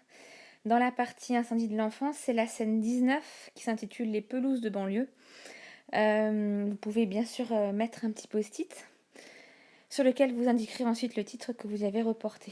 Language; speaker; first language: French; native; French